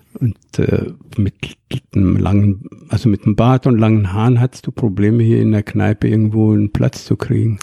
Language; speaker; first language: German; non-native, fluent; Arabic